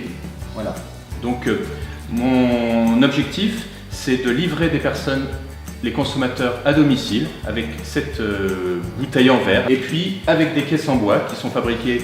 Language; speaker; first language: French; native; French